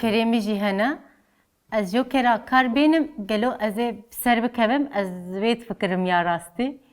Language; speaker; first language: Kurdish; native; Kurdish